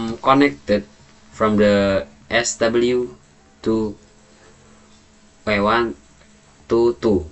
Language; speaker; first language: English; non-native, learner; Indonesian